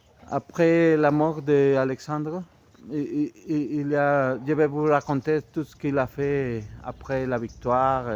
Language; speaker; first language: French; non-native, fluent; Spanish